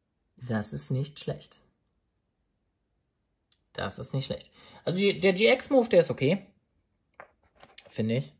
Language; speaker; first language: German; native; German